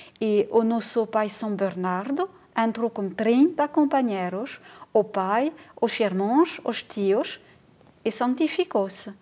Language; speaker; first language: Portuguese; non-native, fluent; French